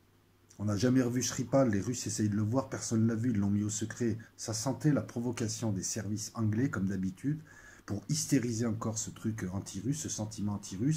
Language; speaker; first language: French; native; French